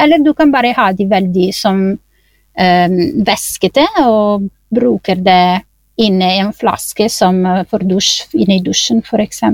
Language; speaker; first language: Norwegian; non-native, fluent; Italian